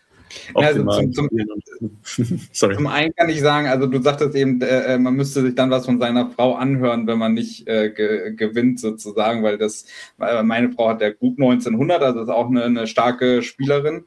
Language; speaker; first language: German; native; German